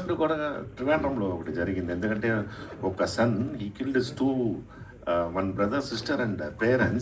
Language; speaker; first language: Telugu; non-native, learner; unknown